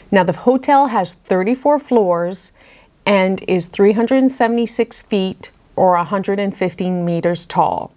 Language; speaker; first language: English; native; English